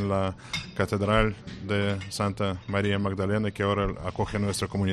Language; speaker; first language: Spanish; non-native, fluent; Russian